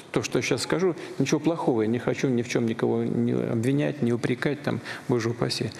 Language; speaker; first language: Russian; native; Russian